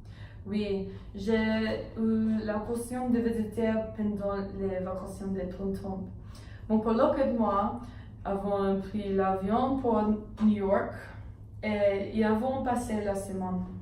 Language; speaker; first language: French; non-native, learner; English